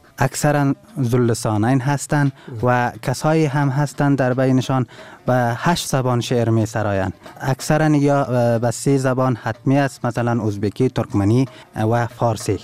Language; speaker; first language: Persian; non-native, local second language; Turkmen